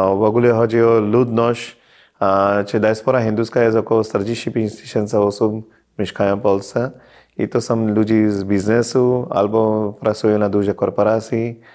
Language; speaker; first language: Polish; non-native, fluent; Hindi